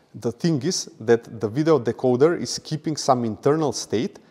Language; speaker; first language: English; non-native, fluent; Macedonian